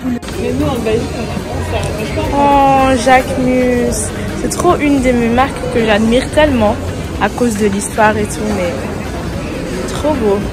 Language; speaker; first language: French; native; French